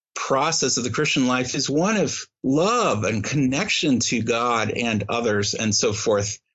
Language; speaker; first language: English; native; English